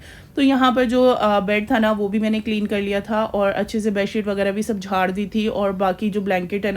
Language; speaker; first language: Hindi; native; Hindi